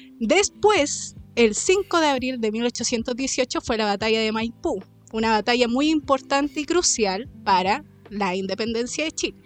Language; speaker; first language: Spanish; native; Spanish